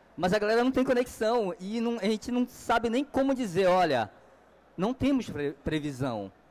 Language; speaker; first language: Portuguese; native; Portuguese